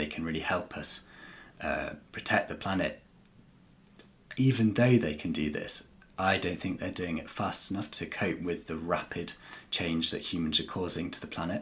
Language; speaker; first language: English; native; English